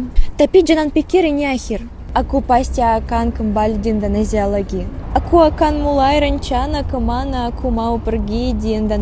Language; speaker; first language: Indonesian; non-native, learner; Russian